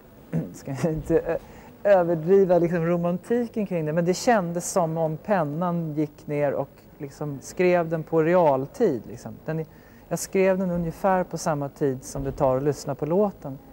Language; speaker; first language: Swedish; native; Swedish